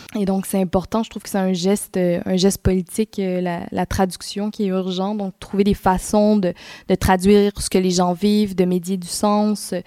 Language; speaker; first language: French; native; French